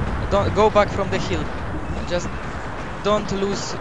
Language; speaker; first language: English; non-native, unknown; Polish